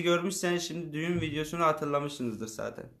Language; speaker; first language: Turkish; native; Turkish